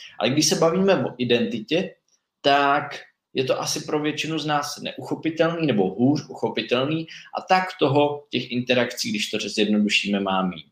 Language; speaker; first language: Czech; native; Czech